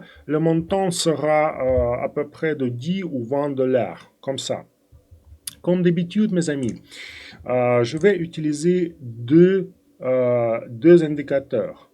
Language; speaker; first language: French; non-native, fluent; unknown